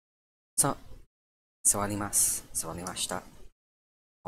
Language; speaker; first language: Japanese; non-native, learner; English